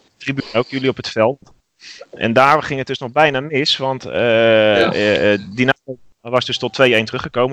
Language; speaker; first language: Dutch; native; Dutch